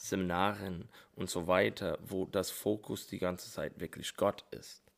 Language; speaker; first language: German; non-native, learner; English